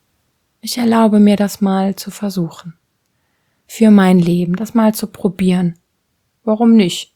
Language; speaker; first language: German; native; German